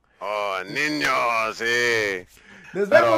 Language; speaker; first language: Spanish; non-native, learner; English